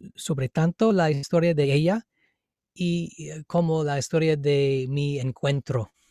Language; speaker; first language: Spanish; non-native, fluent; English